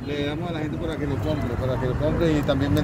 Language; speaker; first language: Spanish; native; Spanish